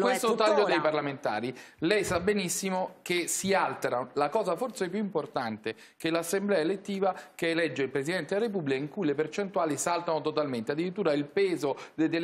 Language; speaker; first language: Italian; native; Italian